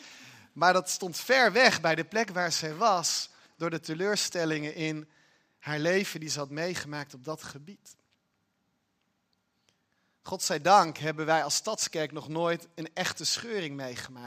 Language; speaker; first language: Dutch; native; Dutch